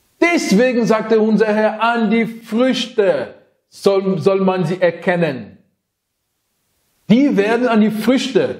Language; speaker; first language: German; non-native, fluent; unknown